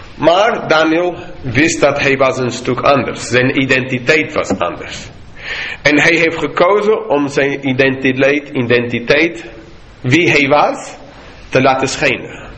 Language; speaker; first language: Dutch; non-native, fluent; English